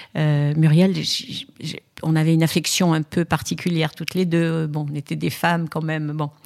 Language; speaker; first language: French; native; French